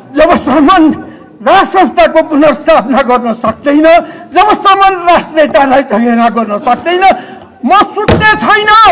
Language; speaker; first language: Nepali; non-native, local second language; Newari